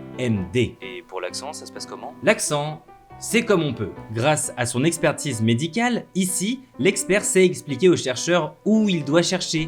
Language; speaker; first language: French; native; French